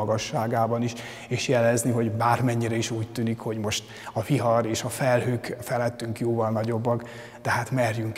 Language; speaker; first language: Hungarian; native; Hungarian